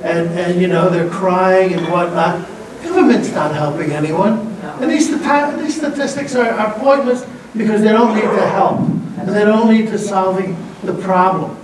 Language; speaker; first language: English; non-native, fluent; Greek